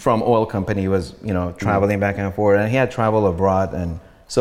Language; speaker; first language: English; non-native, fluent; Persian